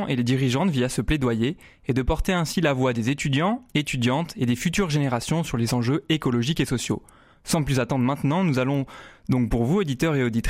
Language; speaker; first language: French; native; French